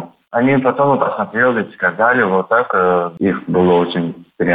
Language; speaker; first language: Russian; non-native, learner; Turkish